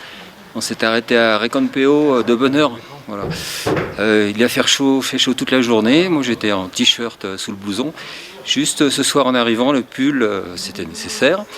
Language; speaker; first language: French; native; French